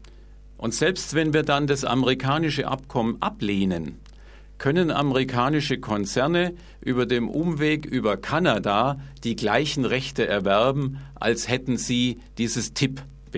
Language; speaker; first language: German; native; German